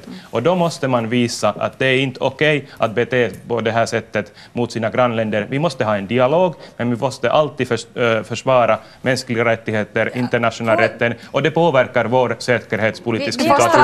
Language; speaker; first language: Swedish; non-native, local second language; Finnish